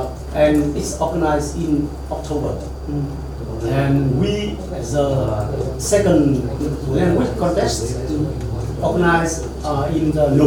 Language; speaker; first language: English; non-native, learner; Vietnamese